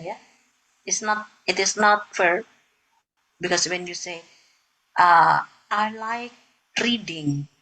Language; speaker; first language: English; non-native, fluent; Indonesian